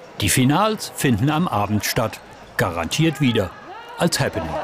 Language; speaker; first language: German; native; German